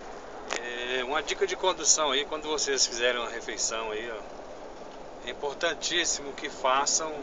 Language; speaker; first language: Portuguese; native; Portuguese